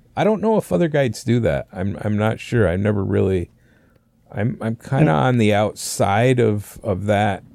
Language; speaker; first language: English; native; English